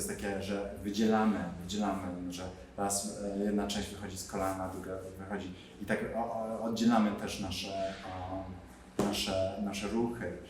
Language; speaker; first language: Polish; non-native, learner; English